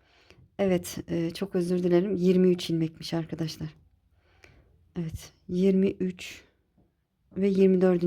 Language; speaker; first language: Turkish; native; Turkish